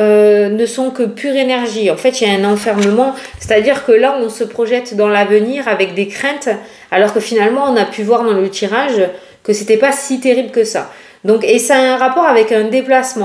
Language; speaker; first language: French; native; French